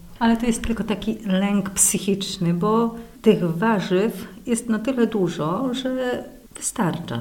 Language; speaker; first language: Polish; native; Polish